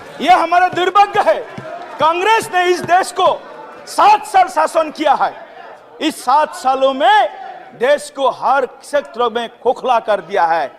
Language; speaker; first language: Hindi; non-native, local second language; Assamese